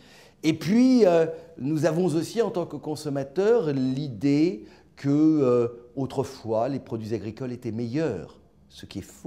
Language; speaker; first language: French; native; French